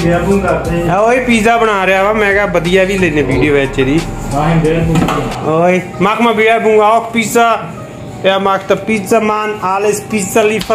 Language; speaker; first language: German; non-native, learner; Punjabi